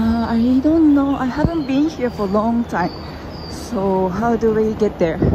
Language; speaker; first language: English; non-native, fluent; Japanese